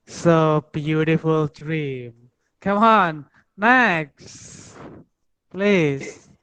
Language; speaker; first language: English; non-native, fluent; Indonesian